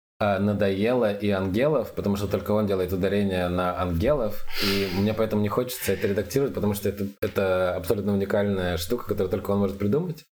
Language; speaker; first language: Russian; native; Russian